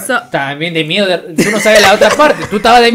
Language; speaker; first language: Spanish; native; Spanish